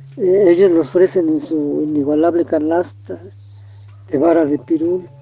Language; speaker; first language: Spanish; native; Spanish